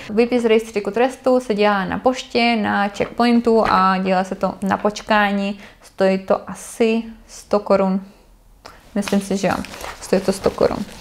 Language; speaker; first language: Czech; non-native, fluent; Russian